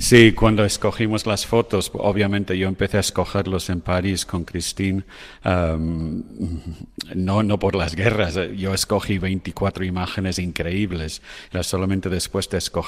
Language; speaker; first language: Spanish; non-native, fluent; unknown